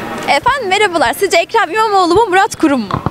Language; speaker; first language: Turkish; native; Turkish